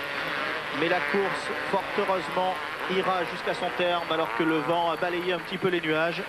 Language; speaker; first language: French; native; French